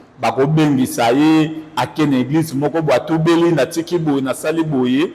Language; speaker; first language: Lingala; non-native, local second language; Kongo